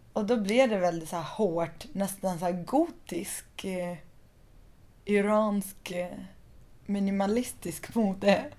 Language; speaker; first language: Swedish; early bilingual, other home language; Persian